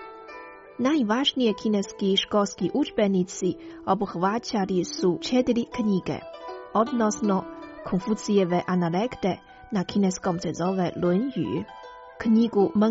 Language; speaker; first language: Croatian; non-native, fluent; Chinese